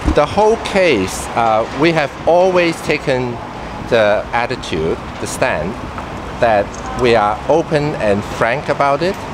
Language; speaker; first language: English; non-native, local second language; Cantonese